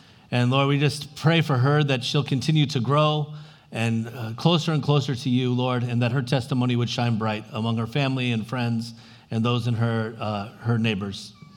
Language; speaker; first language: English; native; English